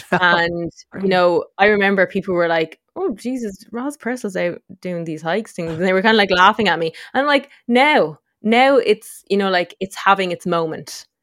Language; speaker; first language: English; native; English